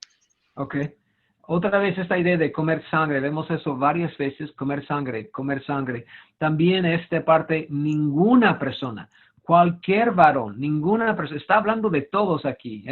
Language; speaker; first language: Spanish; non-native, fluent; English